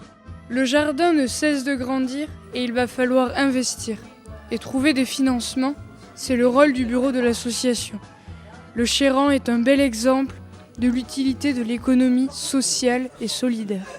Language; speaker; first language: French; native; French